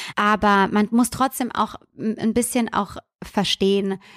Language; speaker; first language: German; native; German